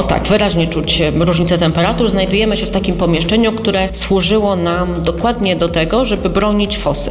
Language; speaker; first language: Polish; native; Polish